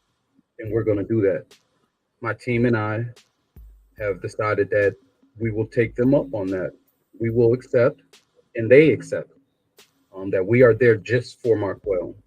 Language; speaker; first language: English; native; English